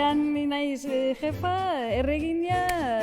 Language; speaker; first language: Basque; non-native, learner; Turkish